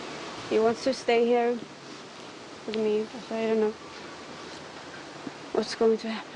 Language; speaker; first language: English; non-native, learner; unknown